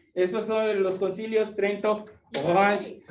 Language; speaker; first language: Spanish; early bilingual, other home language; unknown